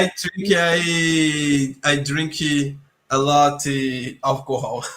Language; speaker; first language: English; non-native, learner; Portuguese